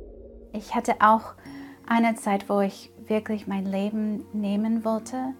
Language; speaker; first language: German; non-native, fluent; English